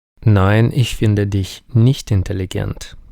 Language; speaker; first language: German; non-native, fluent; Ukrainian